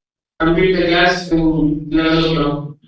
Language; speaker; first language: English; non-native, learner; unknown